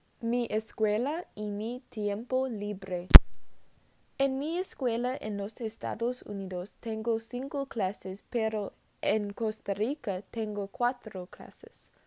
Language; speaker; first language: Spanish; non-native, learner; English